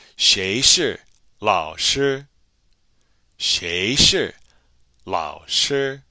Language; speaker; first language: Chinese; non-native, fluent; English